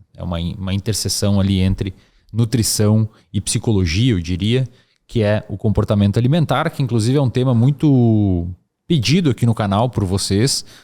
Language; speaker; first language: Portuguese; native; Portuguese